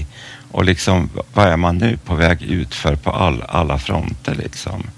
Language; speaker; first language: Swedish; native; Swedish